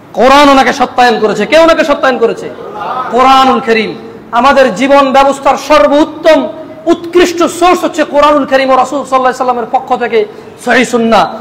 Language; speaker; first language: Bangla; native; Bangla